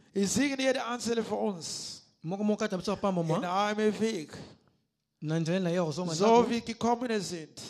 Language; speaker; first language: German; non-native, learner; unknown